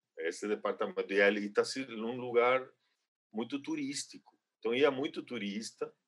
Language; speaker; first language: Portuguese; non-native, fluent; Spanish